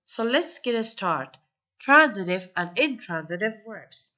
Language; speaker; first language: English; non-native, fluent; Persian